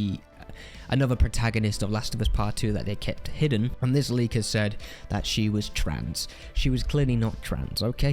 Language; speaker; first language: English; native; English